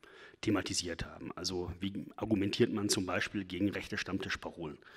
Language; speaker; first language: German; native; German